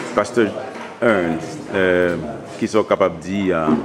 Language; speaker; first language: French; native; French